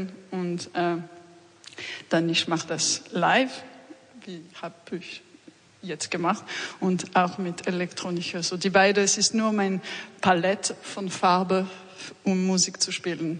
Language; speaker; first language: German; non-native, fluent; French